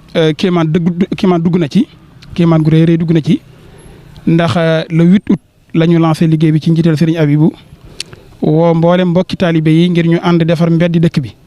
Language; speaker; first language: Wolof; native; Wolof